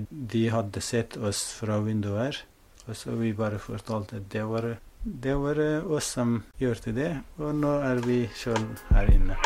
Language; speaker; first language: Norwegian; non-native, fluent; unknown